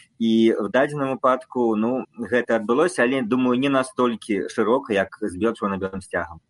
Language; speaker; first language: Belarusian; non-native, local second language; Russian